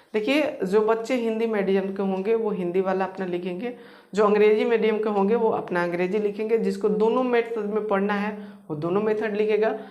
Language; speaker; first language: Hindi; native; Hindi